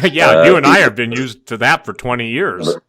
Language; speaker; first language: English; native; English